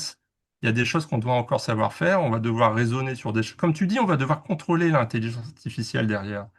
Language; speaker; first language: French; native; French